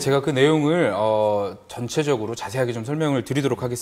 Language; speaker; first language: Korean; native; Korean